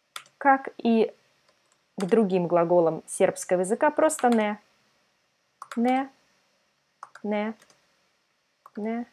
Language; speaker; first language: Russian; non-native, fluent; Serbian